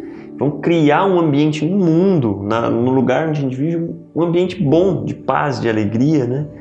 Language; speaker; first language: Portuguese; native; Portuguese